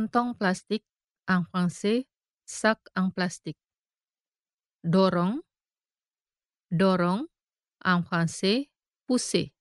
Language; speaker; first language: French; non-native, fluent; Indonesian